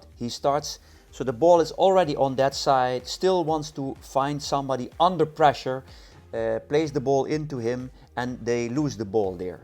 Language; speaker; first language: English; non-native, fluent; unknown